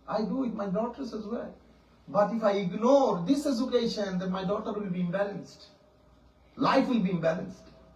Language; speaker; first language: English; non-native, local second language; Bangla